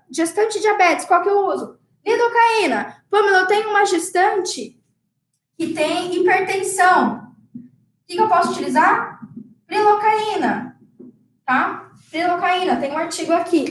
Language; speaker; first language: Portuguese; native; Portuguese